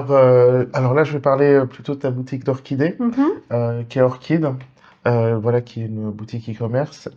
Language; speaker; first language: French; native; French